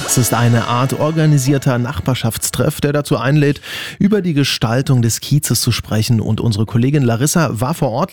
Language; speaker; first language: German; native; German